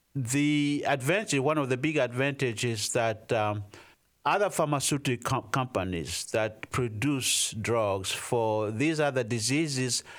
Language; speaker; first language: English; non-native, fluent; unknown